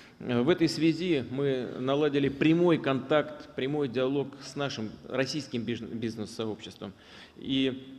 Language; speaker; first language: Russian; native; Russian